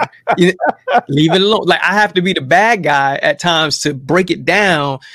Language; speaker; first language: English; native; English